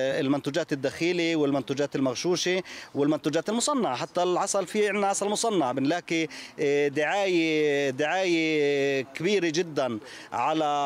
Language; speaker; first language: Arabic; native; Arabic